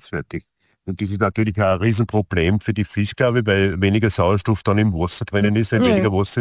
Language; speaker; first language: German; native; German